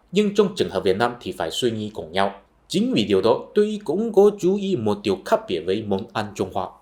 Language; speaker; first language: Vietnamese; non-native, fluent; Chinese